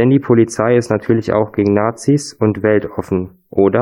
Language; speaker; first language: German; native; German